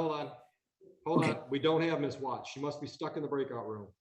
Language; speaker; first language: English; native; English